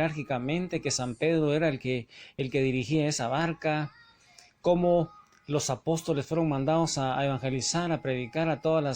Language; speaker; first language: Spanish; native; Spanish